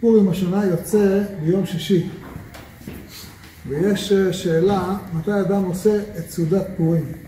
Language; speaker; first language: Hebrew; native; Hebrew